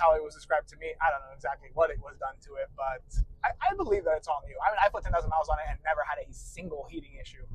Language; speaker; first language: English; native; English